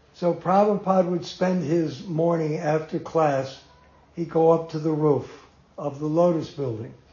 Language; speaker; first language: English; native; English